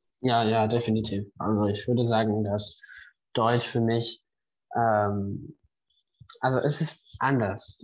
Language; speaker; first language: German; non-native, fluent; Spanish